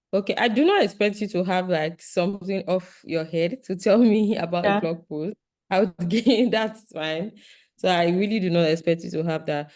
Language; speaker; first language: English; non-native, local second language; Yoruba